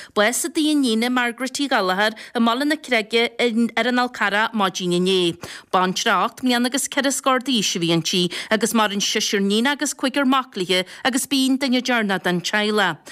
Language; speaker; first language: Irish; native; Irish